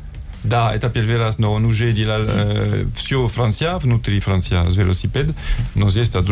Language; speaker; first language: Russian; non-native, learner; French